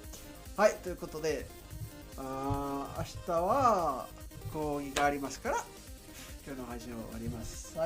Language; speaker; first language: Japanese; non-native, learner; Spanish